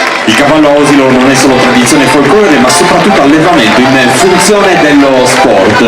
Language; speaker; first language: Italian; native; Italian